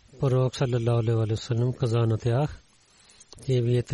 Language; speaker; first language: Bulgarian; non-native, learner; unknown